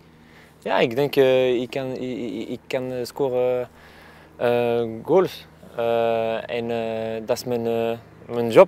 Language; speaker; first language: Dutch; non-native, local second language; Spanish